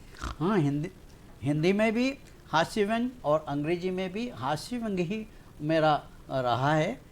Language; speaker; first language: Hindi; native; Hindi